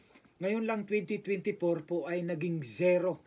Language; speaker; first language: Filipino; native; Filipino